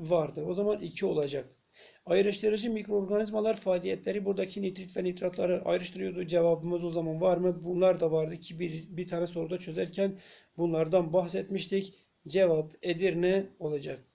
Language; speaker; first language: Turkish; native; Turkish